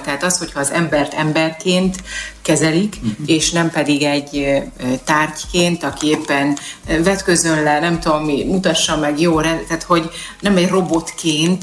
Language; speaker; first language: Hungarian; native; Hungarian